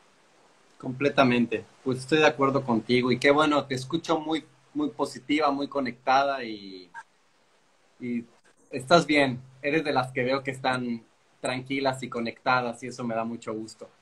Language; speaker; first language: Spanish; native; Spanish